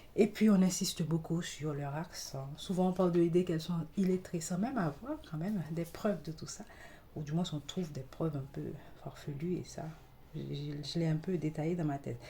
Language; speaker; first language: French; non-native, local second language; Haitian Creole